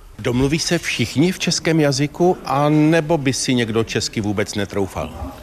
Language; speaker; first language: Czech; native; Czech